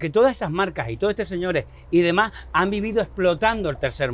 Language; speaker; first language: Spanish; native; Spanish